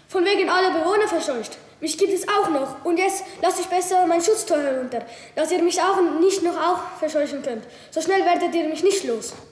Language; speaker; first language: German; native; German